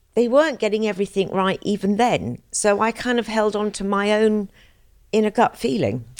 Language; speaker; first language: English; native; English